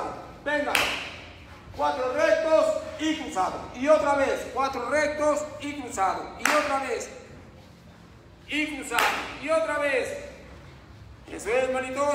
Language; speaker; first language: Spanish; native; Spanish